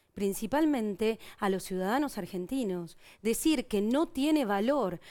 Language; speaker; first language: Spanish; native; Spanish